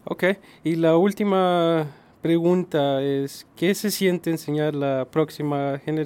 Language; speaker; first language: Spanish; early bilingual, other home language; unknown